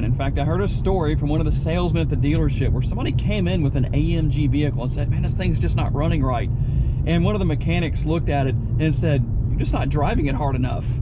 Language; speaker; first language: English; native; English